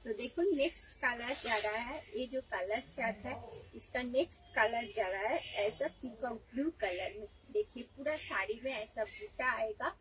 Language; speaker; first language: Hindi; non-native, local second language; Bangla